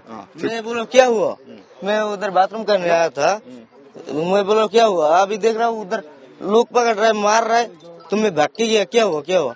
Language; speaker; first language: Hindi; non-native, learner; Bangla